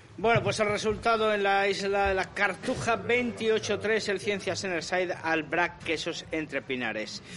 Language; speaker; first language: Spanish; native; Spanish